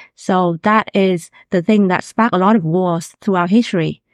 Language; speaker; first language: English; non-native, fluent; Vietnamese